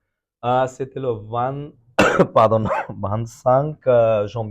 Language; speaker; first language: French; non-native, fluent; Bangla